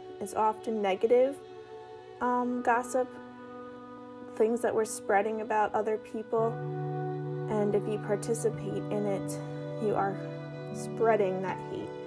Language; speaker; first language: English; native; English